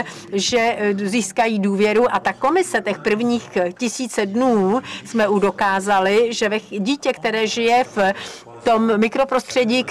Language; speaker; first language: Czech; native; Czech